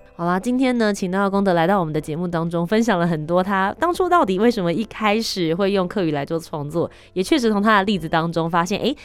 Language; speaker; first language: Chinese; native; Chinese